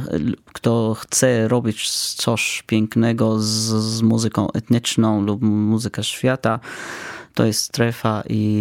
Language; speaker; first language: Polish; non-native, fluent; Arabic